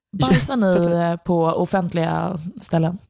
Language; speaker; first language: Swedish; native; Swedish